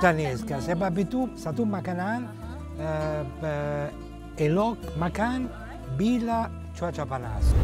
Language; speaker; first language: Indonesian; non-native, learner; Italian